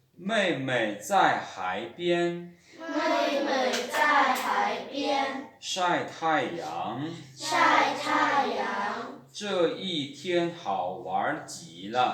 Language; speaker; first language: Chinese; non-native, fluent; Lao